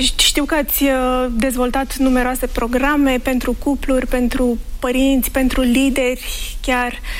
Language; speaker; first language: Romanian; native; Romanian